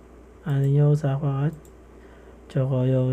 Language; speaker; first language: Korean; non-native, fluent; Khmer